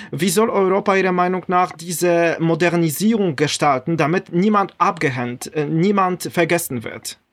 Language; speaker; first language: German; non-native, fluent; Polish